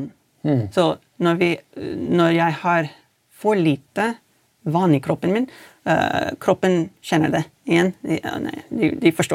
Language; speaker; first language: Norwegian; non-native, fluent; English